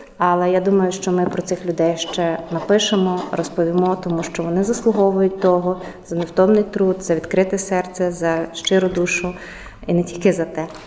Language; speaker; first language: Ukrainian; native; Ukrainian